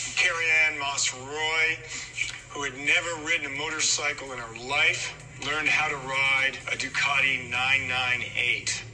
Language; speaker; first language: English; native; English